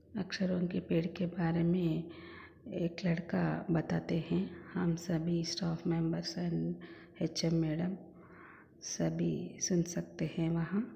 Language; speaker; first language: Hindi; non-native, local second language; Telugu